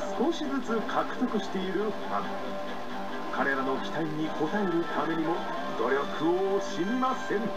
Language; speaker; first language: Japanese; native; Japanese